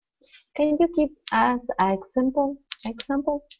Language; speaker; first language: English; non-native, learner; Spanish